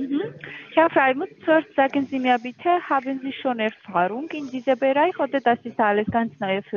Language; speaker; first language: German; non-native, learner; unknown